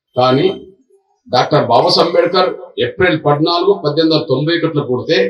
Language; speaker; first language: Telugu; native; Telugu